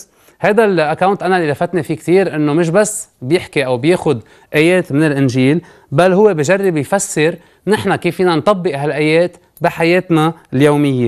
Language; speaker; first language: Arabic; native; Arabic